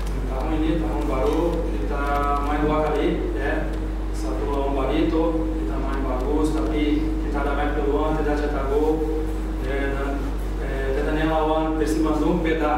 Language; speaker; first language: Indonesian; non-native, learner; Portuguese